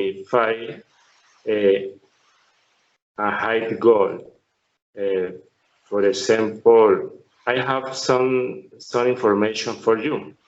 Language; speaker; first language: English; non-native, learner; Spanish